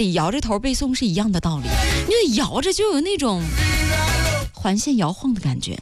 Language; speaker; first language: Chinese; native; Chinese